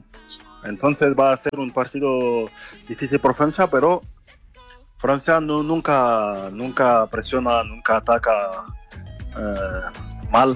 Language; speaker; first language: Spanish; non-native, fluent; French